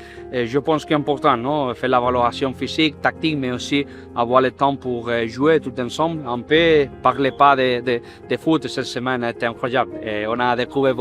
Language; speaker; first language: French; non-native, fluent; Spanish